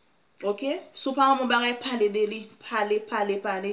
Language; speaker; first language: French; non-native, local second language; Haitian Creole